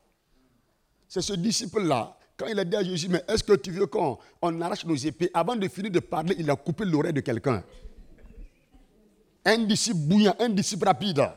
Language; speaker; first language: French; non-native, local second language; Mossi